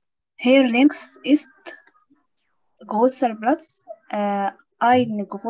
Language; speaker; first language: German; non-native, learner; Arabic